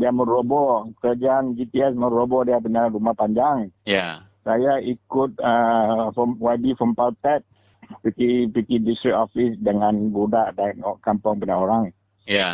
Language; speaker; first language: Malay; non-native, local second language; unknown